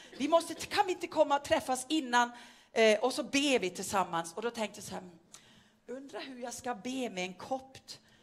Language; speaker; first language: Swedish; non-native, fluent; Norwegian